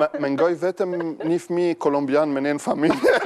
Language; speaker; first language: Albanian; non-native, learner; Arabic